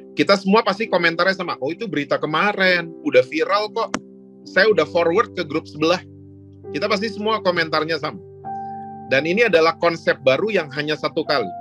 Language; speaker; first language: Indonesian; native; Indonesian